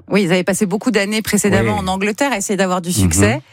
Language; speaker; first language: French; native; French